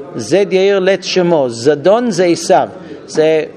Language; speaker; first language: Hebrew; non-native, fluent; English